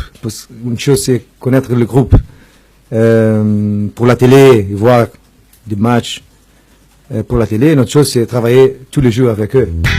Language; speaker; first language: French; non-native, fluent; Portuguese